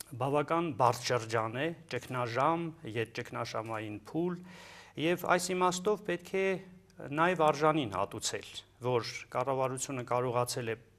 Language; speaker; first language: Armenian; native; Armenian